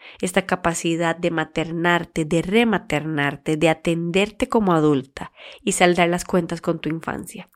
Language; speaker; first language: Spanish; native; Spanish